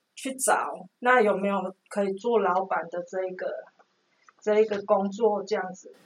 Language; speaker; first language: Chinese; non-native, local second language; Min Nan Chinese